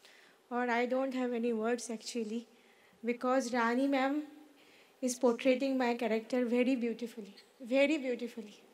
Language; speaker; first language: Hindi; non-native, local second language; Bangla